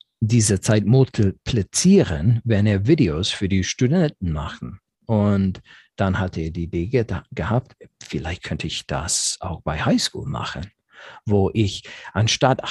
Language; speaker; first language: German; non-native, fluent; English